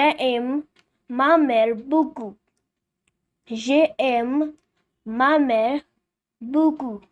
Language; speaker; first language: French; non-native, learner; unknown